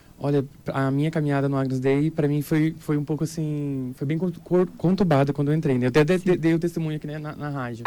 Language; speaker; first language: Portuguese; native; Portuguese